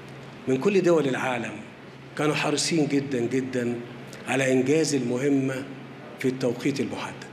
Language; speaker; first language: Arabic; native; Arabic